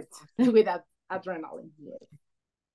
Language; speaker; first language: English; non-native, learner; Spanish